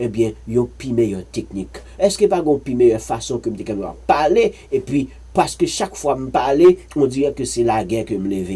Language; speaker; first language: French; non-native, learner; Haitian Creole